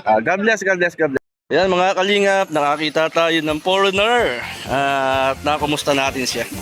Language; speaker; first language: Filipino; native; Filipino